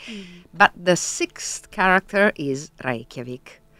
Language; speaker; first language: English; non-native, fluent; Italian